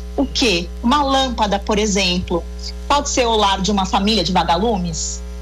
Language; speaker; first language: Portuguese; native; Portuguese